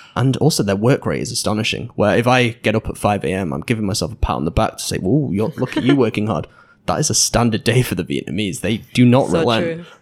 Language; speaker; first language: English; native; English